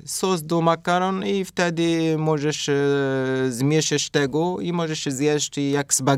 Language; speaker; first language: Polish; non-native, learner; Arabic